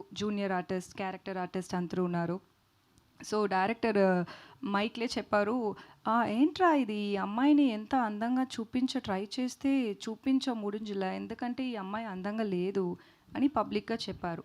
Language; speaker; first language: Telugu; non-native, learner; Tamil